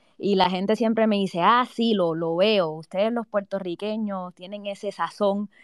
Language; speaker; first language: Spanish; native; Spanish